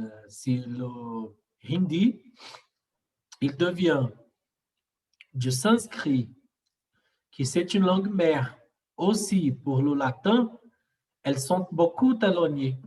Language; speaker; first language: French; non-native, fluent; Portuguese